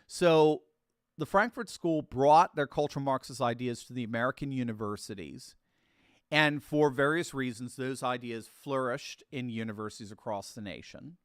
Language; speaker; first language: English; native; English